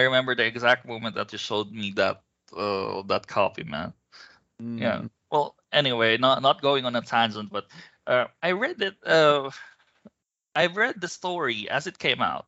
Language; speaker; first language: English; non-native, local second language; Filipino